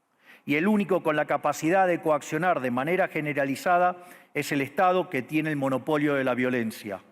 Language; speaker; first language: Spanish; native; Spanish